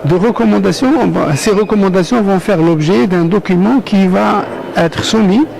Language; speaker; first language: French; non-native, local second language; Arabic